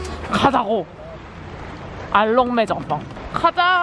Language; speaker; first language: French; non-native, learner; Korean